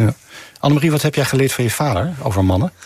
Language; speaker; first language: Dutch; native; Dutch